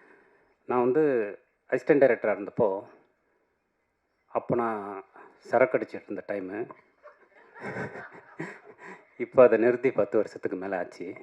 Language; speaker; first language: Tamil; native; Tamil